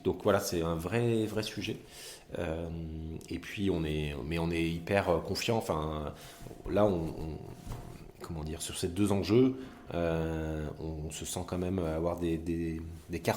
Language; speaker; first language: French; native; French